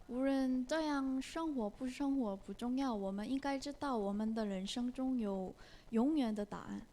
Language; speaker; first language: Chinese; non-native, fluent; Korean